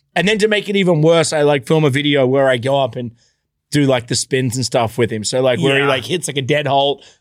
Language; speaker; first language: English; native; English